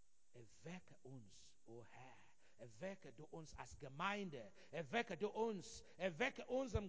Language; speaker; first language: German; non-native, fluent; Igbo